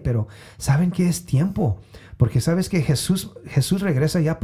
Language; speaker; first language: Spanish; early bilingual, heritage; Spanish